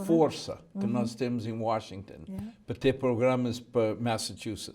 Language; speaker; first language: Portuguese; early bilingual, heritage; Portuguese